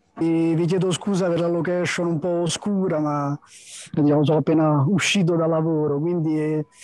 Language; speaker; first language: Italian; native; Italian